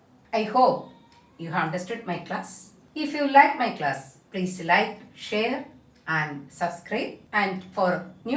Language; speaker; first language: English; non-native, local second language; Malayalam